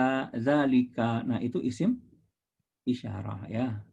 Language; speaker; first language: Indonesian; native; Indonesian